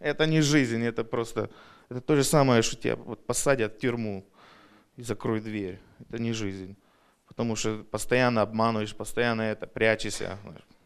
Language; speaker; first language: Russian; early bilingual, heritage; Russian